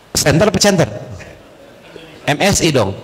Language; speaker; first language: Indonesian; native; Indonesian